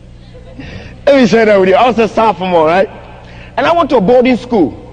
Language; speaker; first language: English; non-native, local second language; Akan